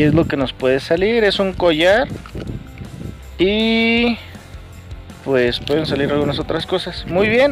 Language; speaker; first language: Spanish; native; Spanish